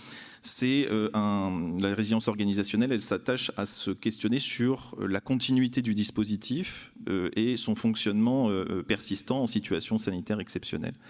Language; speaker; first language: French; native; French